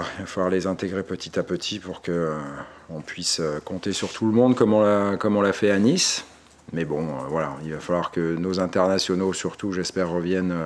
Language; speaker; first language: French; native; French